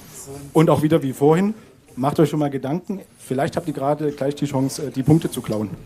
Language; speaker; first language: German; native; German